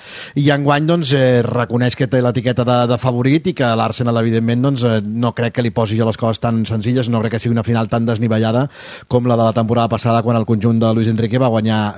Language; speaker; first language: Catalan; native; Catalan